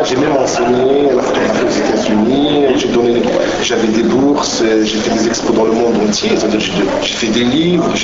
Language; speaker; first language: French; non-native, local second language; Arabic